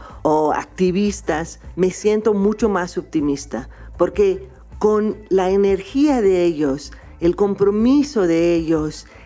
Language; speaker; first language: Spanish; non-native, fluent; English